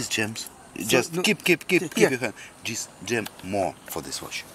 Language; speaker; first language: English; non-native, learner; Russian